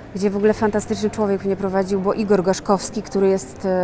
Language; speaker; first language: Polish; native; Polish